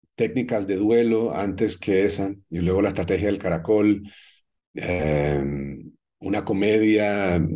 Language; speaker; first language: Spanish; native; Spanish